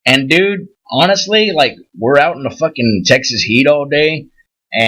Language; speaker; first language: English; native; English